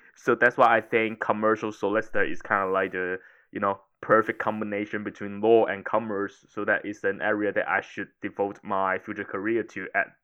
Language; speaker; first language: English; non-native, local second language; Cantonese